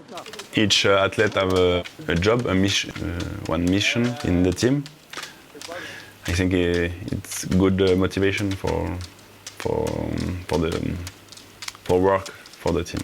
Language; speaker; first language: English; non-native, learner; French